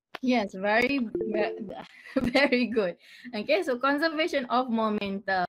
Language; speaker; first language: English; non-native, local second language; Malay